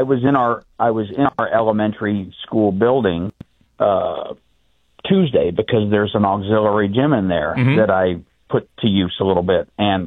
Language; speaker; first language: English; native; English